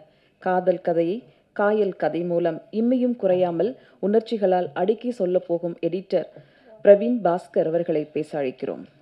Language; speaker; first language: Tamil; native; Tamil